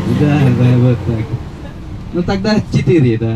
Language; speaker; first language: Russian; non-native, fluent; Balinese